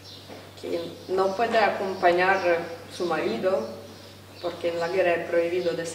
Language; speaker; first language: Spanish; non-native, fluent; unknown